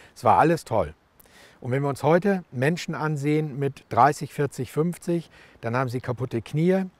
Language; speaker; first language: German; native; German